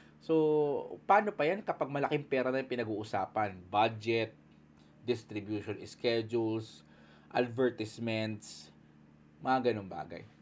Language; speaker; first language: Filipino; native; Filipino